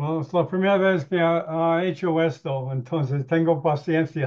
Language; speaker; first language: Spanish; non-native, learner; English